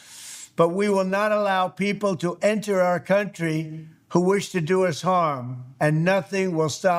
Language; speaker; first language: English; native; English